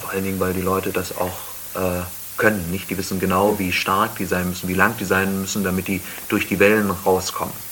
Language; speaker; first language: German; native; German